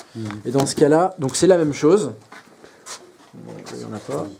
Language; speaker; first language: French; native; French